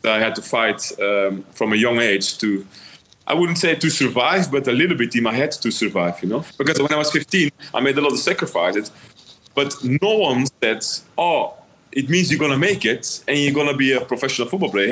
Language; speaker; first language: English; non-native, fluent; Dutch